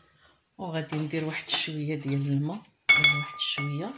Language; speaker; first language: Arabic; native; Arabic